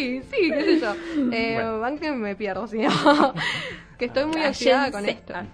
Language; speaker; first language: Spanish; native; Spanish